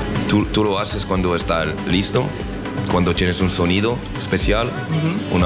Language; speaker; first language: Spanish; non-native, learner; French